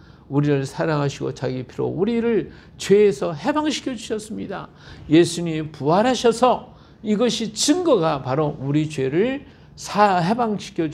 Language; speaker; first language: Korean; native; Korean